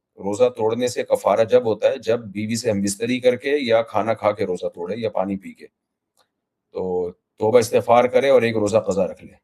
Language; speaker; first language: Urdu; native; Urdu